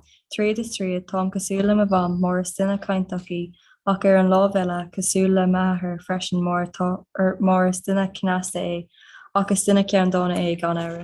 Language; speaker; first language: Irish; non-native, local second language; English